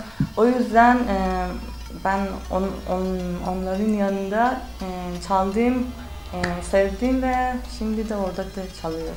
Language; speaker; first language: Turkish; non-native, learner; Persian